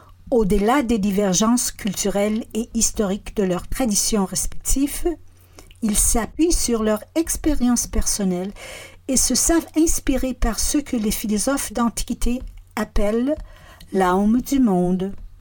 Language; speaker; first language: French; non-native, fluent; English